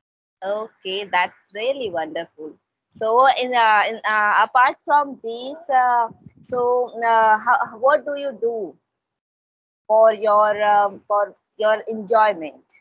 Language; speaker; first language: English; non-native, local second language; Hindi